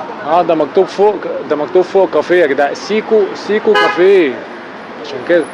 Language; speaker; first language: Arabic; native; Arabic